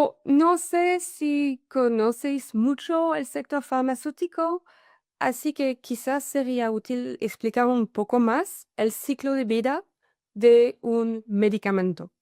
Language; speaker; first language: Spanish; non-native, fluent; French